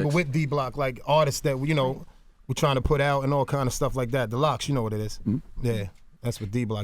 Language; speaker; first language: English; native; English